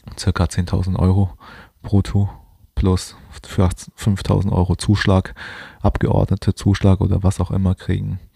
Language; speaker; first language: German; non-native, fluent; Chinese